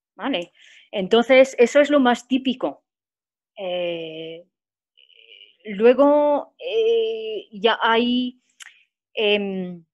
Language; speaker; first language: Spanish; non-native, fluent; French